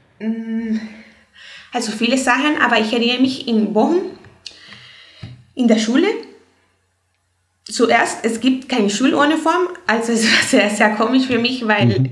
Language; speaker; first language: German; non-native, fluent; Spanish